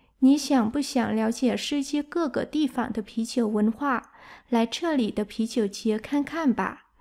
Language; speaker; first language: Chinese; non-native, fluent; Vietnamese